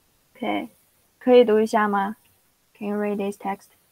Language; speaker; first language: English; non-native, fluent; Chinese